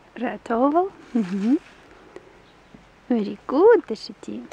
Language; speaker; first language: English; non-native, learner; Russian